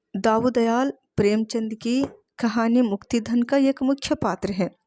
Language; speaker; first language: Hindi; non-native, local second language; Telugu